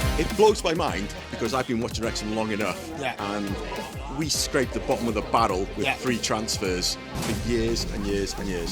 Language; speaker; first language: English; native; English